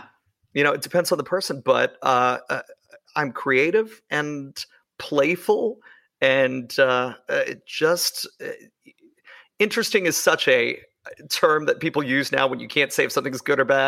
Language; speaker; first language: English; native; English